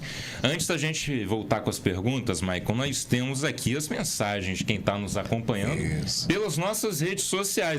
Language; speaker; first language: Portuguese; native; Portuguese